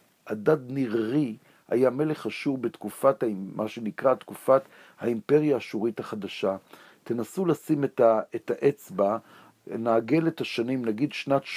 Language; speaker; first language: Hebrew; native; Hebrew